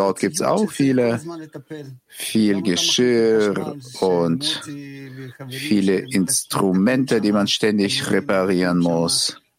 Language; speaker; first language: German; non-native, fluent; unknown